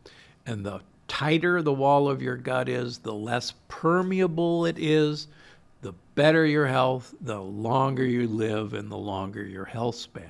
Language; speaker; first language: English; native; English